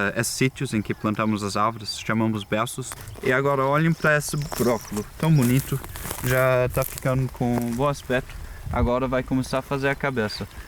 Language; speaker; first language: Portuguese; non-native, fluent; German